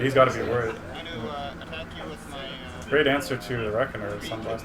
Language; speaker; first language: English; native; English